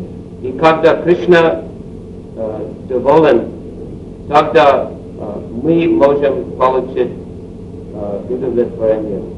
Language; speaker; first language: Russian; non-native, learner; English